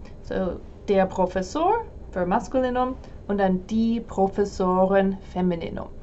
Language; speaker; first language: German; non-native, fluent; English